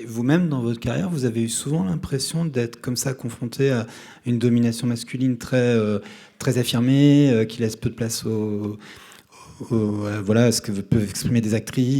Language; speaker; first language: French; native; French